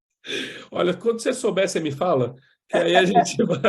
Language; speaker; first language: Portuguese; native; Portuguese